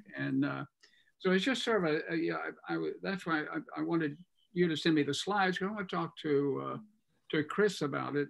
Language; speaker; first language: English; native; English